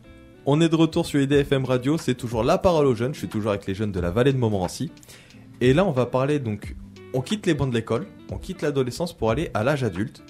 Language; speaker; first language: French; native; French